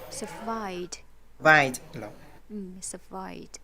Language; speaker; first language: English; non-native, fluent; Vietnamese